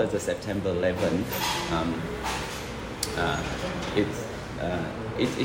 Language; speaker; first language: English; non-native, fluent; Vietnamese